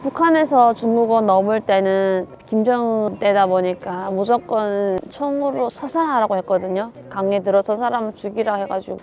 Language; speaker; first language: Korean; native; Korean